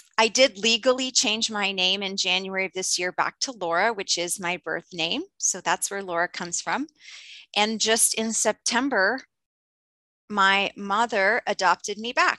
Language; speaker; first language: English; native; English